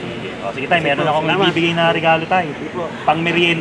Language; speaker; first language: Filipino; native; Filipino